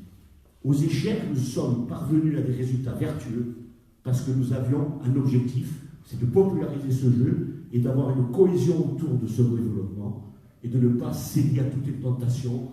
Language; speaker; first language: French; native; French